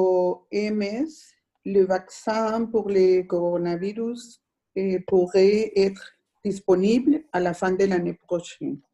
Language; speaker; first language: French; non-native, fluent; Spanish